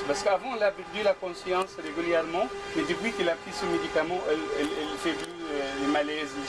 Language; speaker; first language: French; non-native, fluent; Arabic